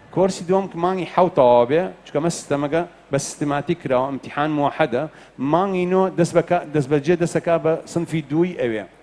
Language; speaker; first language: Central Kurdish; native; Central Kurdish